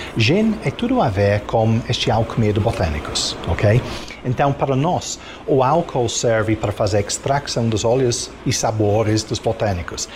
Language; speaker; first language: Portuguese; non-native, fluent; English